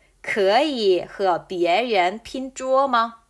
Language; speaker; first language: Chinese; non-native, fluent; Korean